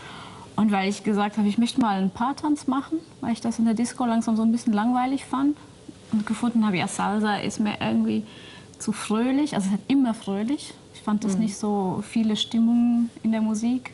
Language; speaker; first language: German; native; German